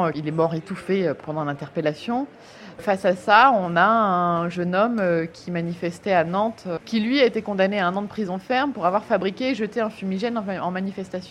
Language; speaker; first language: French; native; French